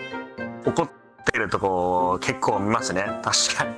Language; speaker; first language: Japanese; native; Japanese